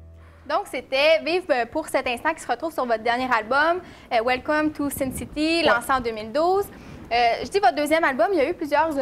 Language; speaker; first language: French; native; French